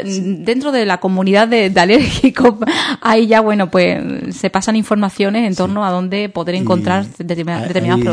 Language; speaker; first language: Spanish; native; Spanish